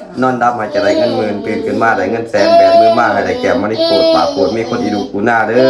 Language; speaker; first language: Thai; non-native, local second language; Lao